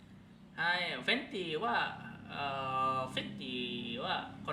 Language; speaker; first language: Japanese; non-native, learner; Indonesian